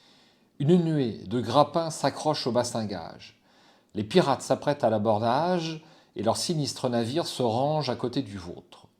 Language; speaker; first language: French; native; French